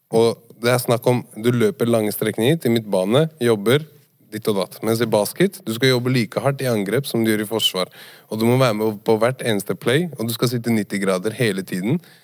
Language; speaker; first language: Norwegian; native; Norwegian